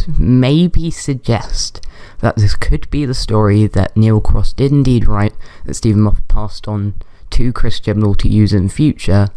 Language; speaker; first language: English; native; English